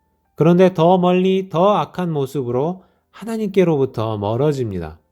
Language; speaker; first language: Korean; native; Korean